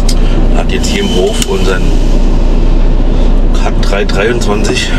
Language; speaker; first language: German; native; German